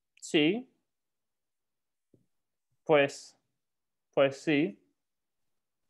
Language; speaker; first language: Spanish; non-native, learner; English